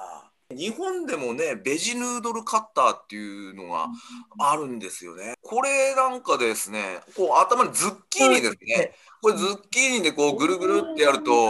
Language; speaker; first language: Japanese; native; Japanese